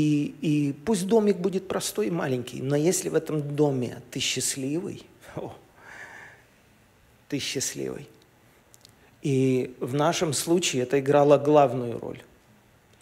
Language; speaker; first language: Russian; native; Russian